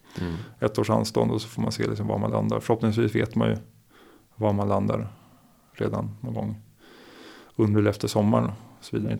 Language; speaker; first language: Swedish; native; Swedish